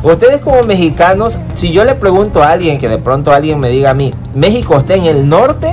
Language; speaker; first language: Spanish; native; Spanish